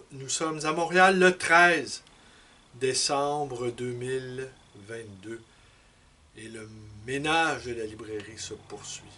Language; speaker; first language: French; native; French